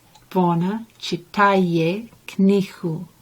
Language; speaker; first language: Ukrainian; non-native, learner; English